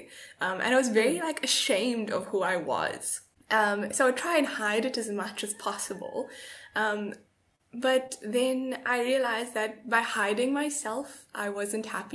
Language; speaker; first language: English; native; English